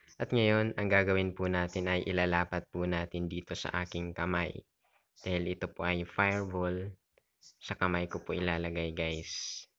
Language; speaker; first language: Filipino; native; Filipino